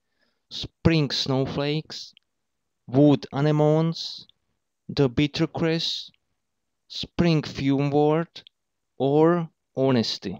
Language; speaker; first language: English; non-native, fluent; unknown